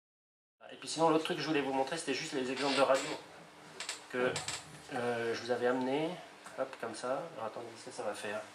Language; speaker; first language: French; native; French